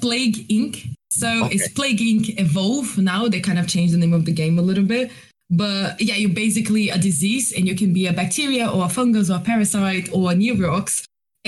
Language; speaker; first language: English; non-native, fluent; Portuguese